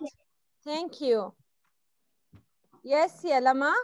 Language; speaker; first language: English; non-native, fluent; Arabic